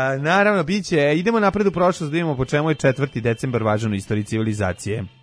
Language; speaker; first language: Serbian; native; Serbian